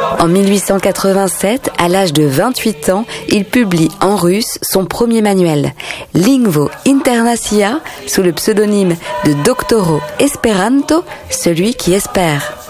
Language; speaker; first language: French; native; French